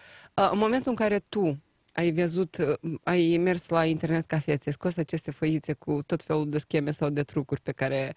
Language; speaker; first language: Romanian; native; Romanian